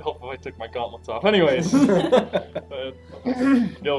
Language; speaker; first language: English; native; English